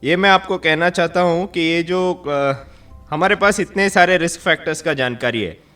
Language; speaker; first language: Hindi; non-native, local second language; Kannada